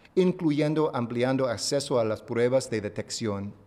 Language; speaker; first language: Spanish; non-native, fluent; English